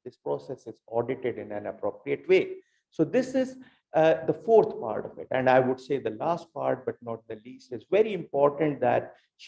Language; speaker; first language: English; non-native, local second language; Urdu